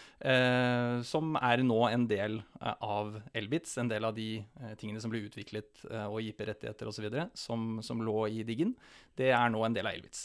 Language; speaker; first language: Norwegian; native; Norwegian